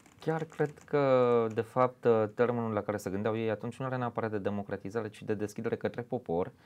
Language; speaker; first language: Romanian; native; Romanian